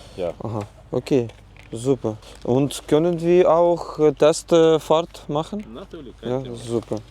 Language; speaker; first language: German; non-native, learner; Ukrainian